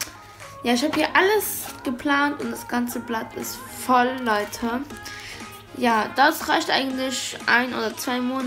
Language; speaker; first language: German; early bilingual, other home language; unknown